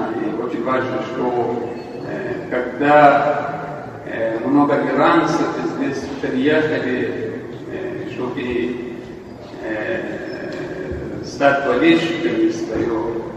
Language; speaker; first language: Russian; non-native, fluent; Persian